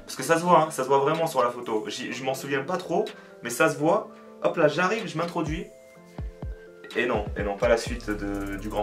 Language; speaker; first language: French; early bilingual, other home language; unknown